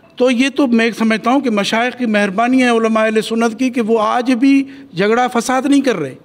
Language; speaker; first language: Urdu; non-native, local second language; Sindhi